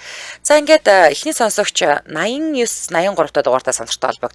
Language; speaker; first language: Mongolian; native; Mongolian